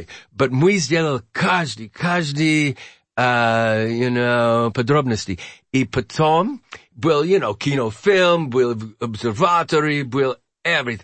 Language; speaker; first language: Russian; non-native, learner; English